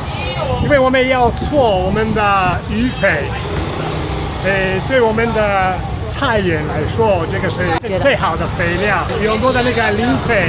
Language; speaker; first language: Chinese; non-native, fluent; Italian